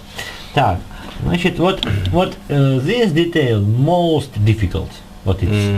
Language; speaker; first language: English; non-native, learner; Russian